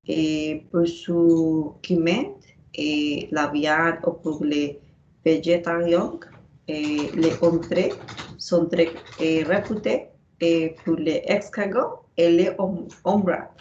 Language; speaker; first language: French; non-native, learner; Spanish